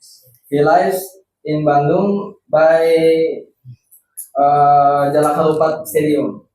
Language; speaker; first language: English; non-native, learner; Indonesian